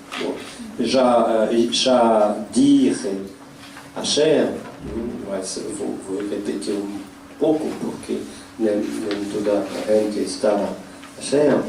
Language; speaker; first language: Spanish; non-native, fluent; French